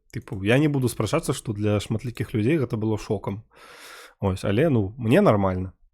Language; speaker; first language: Belarusian; non-native, local second language; Russian